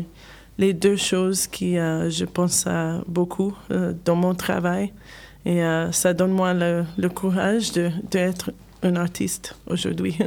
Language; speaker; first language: French; non-native, learner; English